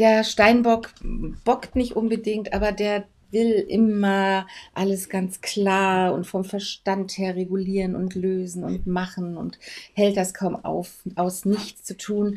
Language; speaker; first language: German; native; German